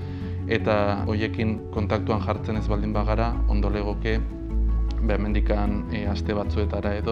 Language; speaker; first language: Basque; native; Basque